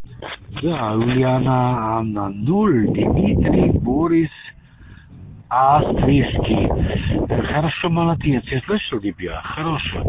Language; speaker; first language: Russian; non-native, learner; German